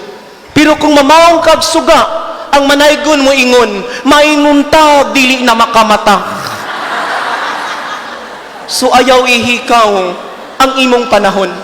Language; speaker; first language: Cebuano; native; Cebuano